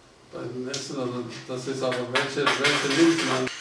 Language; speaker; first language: German; non-native, fluent; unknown